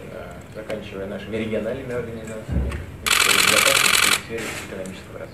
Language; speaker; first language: Russian; native; Russian